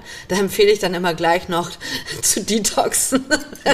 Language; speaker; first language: German; native; German